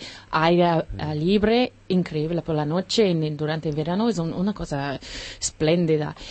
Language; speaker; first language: Spanish; non-native, learner; English